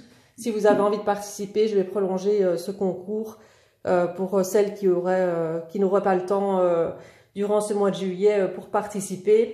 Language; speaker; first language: French; native; French